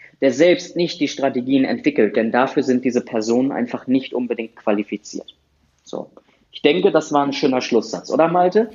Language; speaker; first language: German; native; German